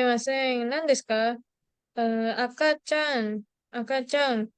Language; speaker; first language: Japanese; non-native, learner; Indonesian